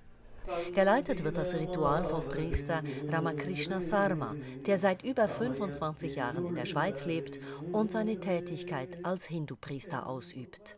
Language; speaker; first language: German; native; German